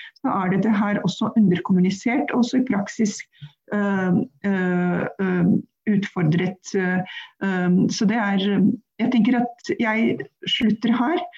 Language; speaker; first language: Norwegian; non-native, fluent; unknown